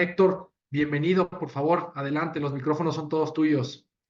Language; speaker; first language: Spanish; native; Spanish